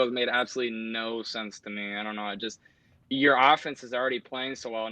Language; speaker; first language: English; native; English